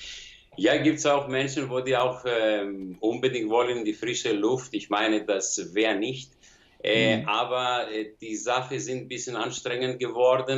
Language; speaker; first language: German; non-native, learner; Greek